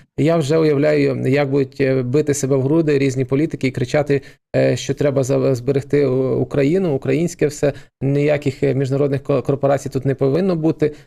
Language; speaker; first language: Ukrainian; native; Ukrainian